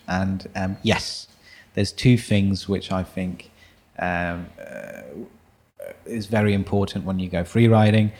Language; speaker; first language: English; early bilingual, other home language; German